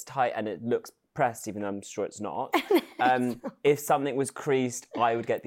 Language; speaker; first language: English; native; English